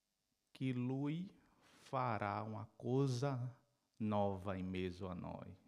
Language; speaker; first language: Italian; non-native, learner; Portuguese